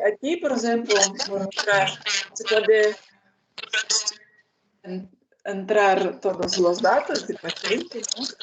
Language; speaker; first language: Spanish; non-native, learner; Lithuanian